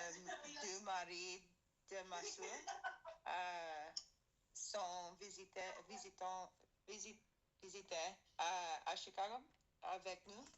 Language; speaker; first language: French; non-native, learner; English